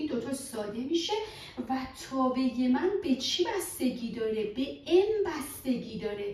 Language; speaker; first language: Persian; native; Persian